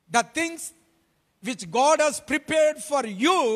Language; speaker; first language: English; non-native, local second language; Telugu